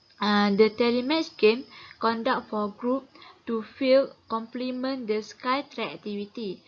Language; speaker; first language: English; non-native, local second language; Malay